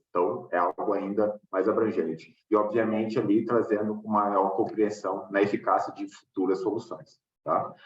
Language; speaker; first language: Portuguese; native; Portuguese